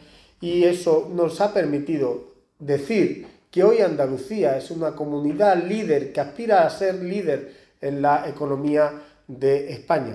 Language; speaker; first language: Spanish; native; Spanish